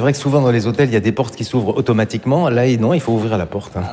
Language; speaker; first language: French; native; French